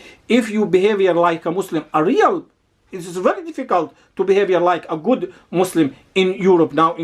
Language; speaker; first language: English; non-native, learner; Arabic